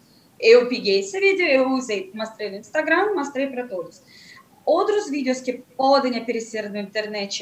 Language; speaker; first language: Portuguese; non-native, fluent; Russian